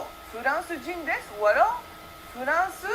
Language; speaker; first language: Japanese; early bilingual, heritage; Japanese